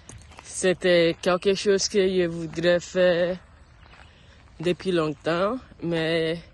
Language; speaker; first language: French; non-native, learner; English